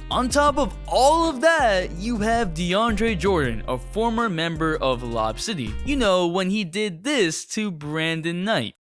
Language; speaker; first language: English; native; English